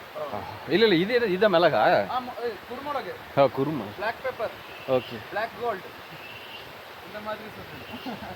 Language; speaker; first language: Tamil; native; Tamil